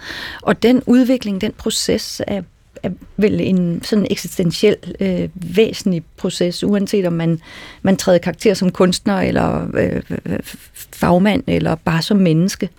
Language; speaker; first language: Danish; native; Danish